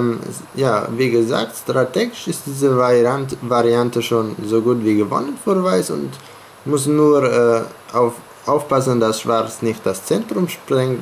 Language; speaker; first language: German; non-native, fluent; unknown